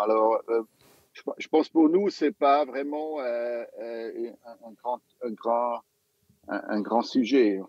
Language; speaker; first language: French; non-native, local second language; German